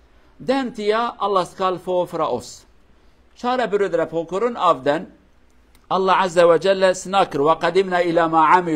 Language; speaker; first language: Norwegian; non-native, learner; Kurdish